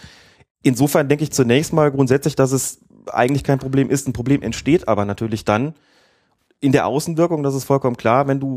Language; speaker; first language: German; native; German